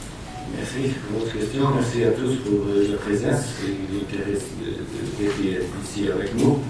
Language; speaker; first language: French; non-native, fluent; Portuguese